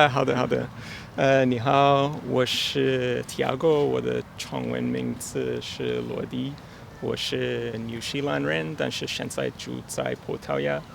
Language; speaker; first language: Chinese; non-native, learner; English